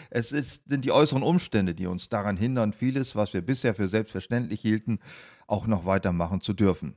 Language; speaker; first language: German; native; German